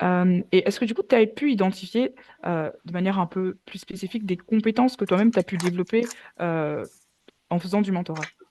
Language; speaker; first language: French; native; French